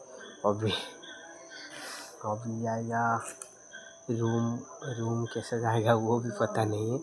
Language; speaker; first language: Hindi; non-native, local second language; Odia